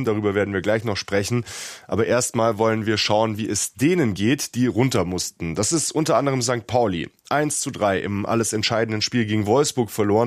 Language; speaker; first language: German; native; German